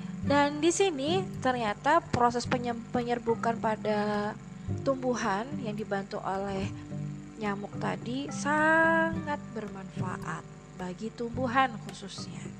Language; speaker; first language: Indonesian; native; Indonesian